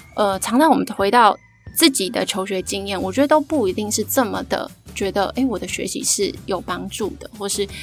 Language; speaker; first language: Chinese; native; Chinese